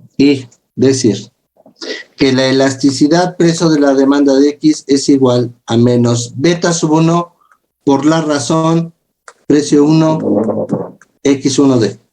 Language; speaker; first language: Spanish; native; Spanish